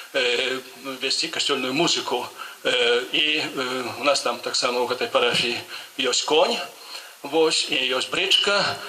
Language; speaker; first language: Belarusian; non-native, local second language; Polish